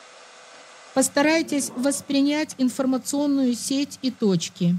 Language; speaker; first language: Russian; native; Russian